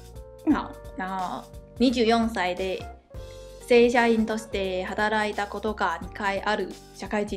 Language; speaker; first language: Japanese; non-native, fluent; Chinese